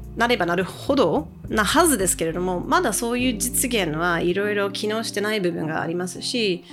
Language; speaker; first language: Japanese; non-native, fluent; English